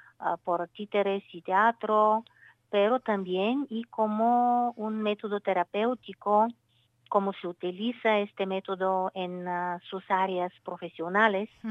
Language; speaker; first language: Spanish; non-native, learner; Bulgarian